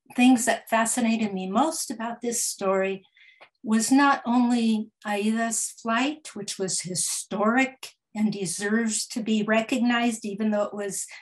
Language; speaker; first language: English; early bilingual, other home language; Spanish